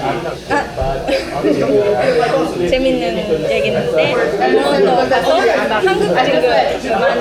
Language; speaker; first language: Korean; non-native, learner; Japanese